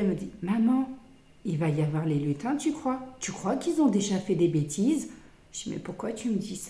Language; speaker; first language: French; native; French